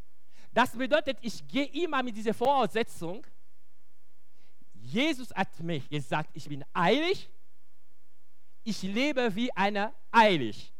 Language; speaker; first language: German; non-native, local second language; French